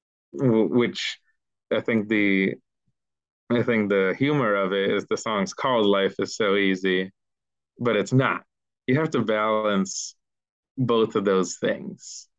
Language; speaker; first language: English; early bilingual, other home language; Spanish